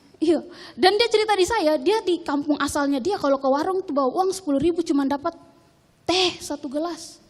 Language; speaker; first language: Indonesian; native; Indonesian